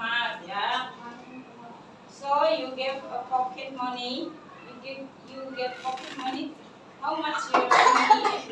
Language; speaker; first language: English; non-native, learner; Indonesian